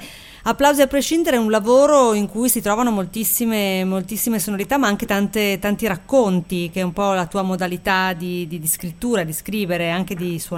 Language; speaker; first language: Italian; native; Italian